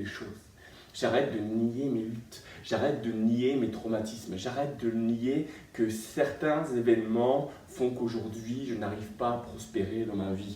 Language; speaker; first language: French; native; French